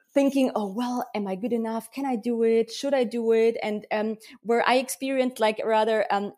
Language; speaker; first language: English; early bilingual, heritage; German